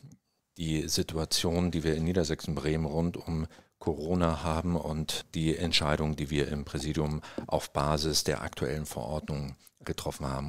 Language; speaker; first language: German; native; German